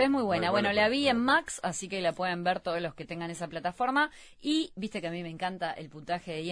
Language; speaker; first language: Spanish; native; Spanish